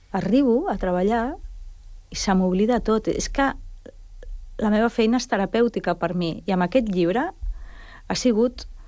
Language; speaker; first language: Catalan; non-native, local second language; Spanish